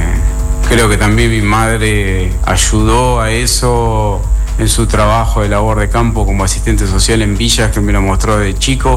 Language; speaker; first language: Spanish; native; Spanish